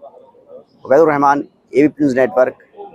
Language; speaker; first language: Hindi; native; Hindi